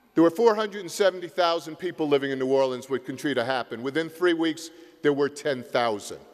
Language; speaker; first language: English; native; English